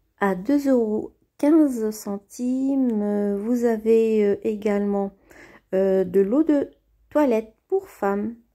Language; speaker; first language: French; native; French